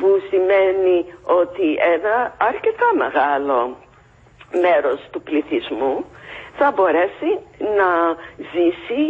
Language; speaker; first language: Greek; non-native, fluent; English